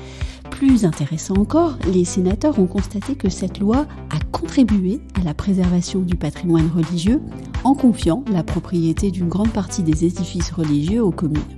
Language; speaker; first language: French; native; French